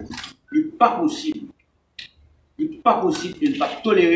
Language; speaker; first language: French; non-native, local second language; Haitian Creole